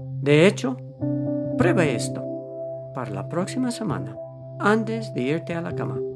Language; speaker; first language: Spanish; non-native, fluent; English